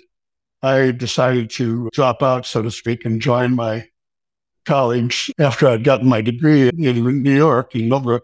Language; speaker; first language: English; native; English